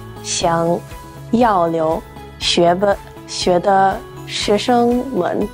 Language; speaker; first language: Chinese; non-native, fluent; English